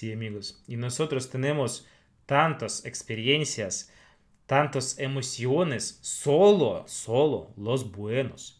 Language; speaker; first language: Spanish; non-native, fluent; Russian